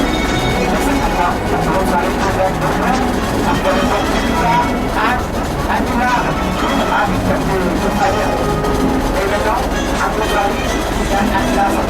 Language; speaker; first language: French; non-native, learner; Vietnamese